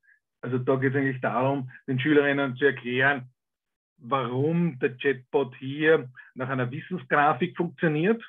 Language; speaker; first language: German; native; German